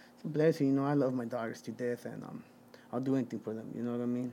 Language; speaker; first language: English; early bilingual, other home language; Spanish